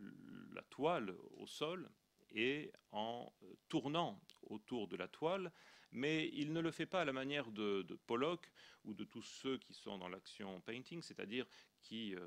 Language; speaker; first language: French; native; French